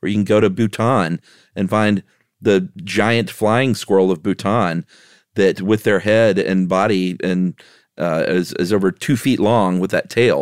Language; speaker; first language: English; native; English